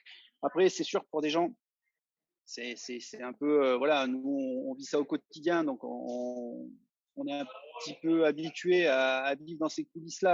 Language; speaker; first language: French; native; French